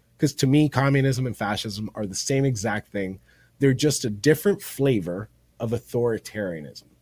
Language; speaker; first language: English; early bilingual, other home language; Spanish